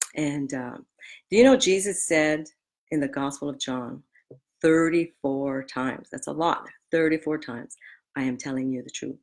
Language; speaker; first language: English; native; English